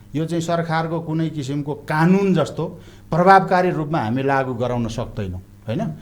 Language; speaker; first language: Nepali; non-native, local second language; Eastern Tamang